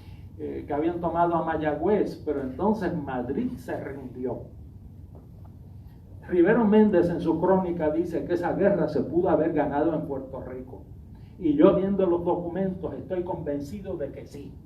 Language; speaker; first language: Spanish; native; Spanish